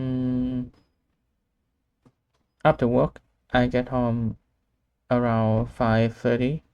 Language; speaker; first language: English; non-native, learner; Vietnamese